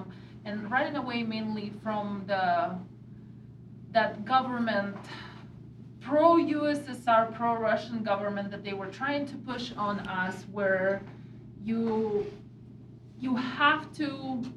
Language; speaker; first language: English; non-native, fluent; Russian